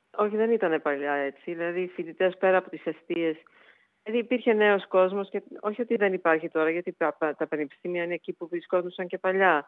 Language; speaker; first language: Greek; early bilingual, heritage; Greek